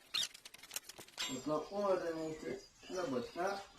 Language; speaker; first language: French; native; French